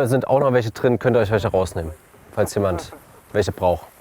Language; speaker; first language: German; native; German